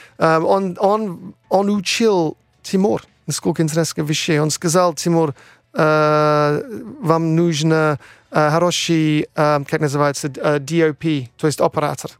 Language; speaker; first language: Russian; non-native, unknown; English